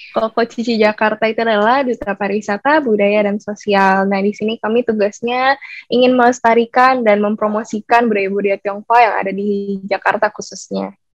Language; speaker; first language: Indonesian; native; Indonesian